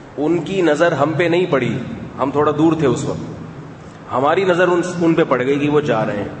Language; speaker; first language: Urdu; native; Urdu